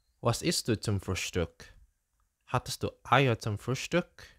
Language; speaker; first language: German; non-native, learner; Indonesian